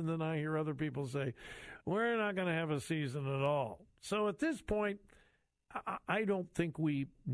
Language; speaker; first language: English; native; English